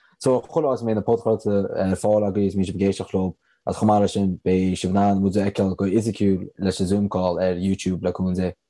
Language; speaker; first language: Irish; native; Irish